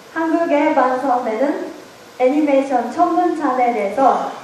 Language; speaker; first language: Korean; non-native, learner; Japanese